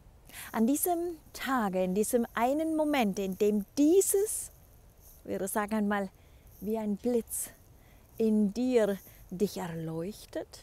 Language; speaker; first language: German; native; German